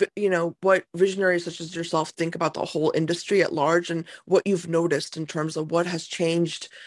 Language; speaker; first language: English; native; English